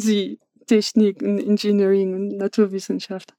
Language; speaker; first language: German; non-native, fluent; French